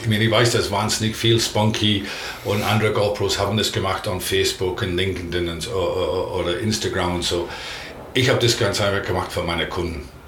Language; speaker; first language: German; non-native, learner; English